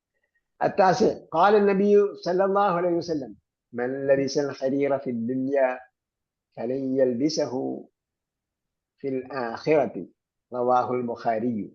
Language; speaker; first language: Arabic; non-native, fluent; Malayalam